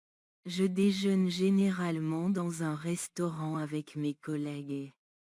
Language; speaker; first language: French; non-native, learner; Bangla